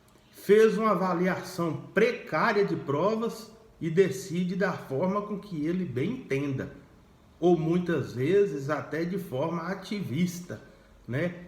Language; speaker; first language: Portuguese; native; Portuguese